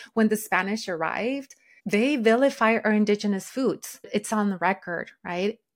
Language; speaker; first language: English; early bilingual, other home language; Spanish